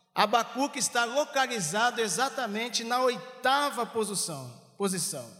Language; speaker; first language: Portuguese; native; Portuguese